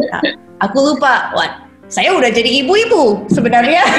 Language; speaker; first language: Indonesian; non-native, fluent; English